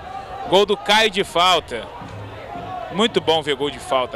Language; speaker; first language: Portuguese; native; Portuguese